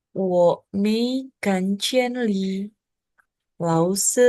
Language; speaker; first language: Chinese; non-native, learner; Indonesian